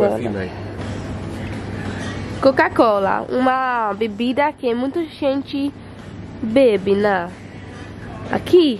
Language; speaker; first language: Portuguese; non-native, learner; Dutch